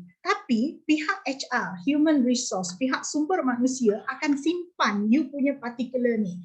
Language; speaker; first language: Malay; native; Malay